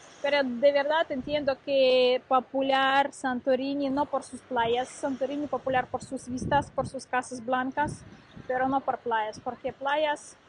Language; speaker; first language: Spanish; non-native, learner; Russian